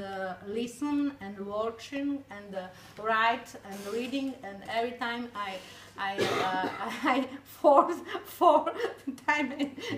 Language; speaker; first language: English; non-native, learner; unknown